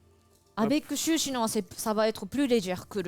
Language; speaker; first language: French; non-native, fluent; Japanese